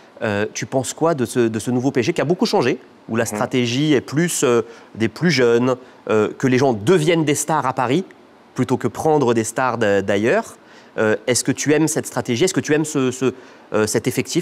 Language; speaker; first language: French; native; French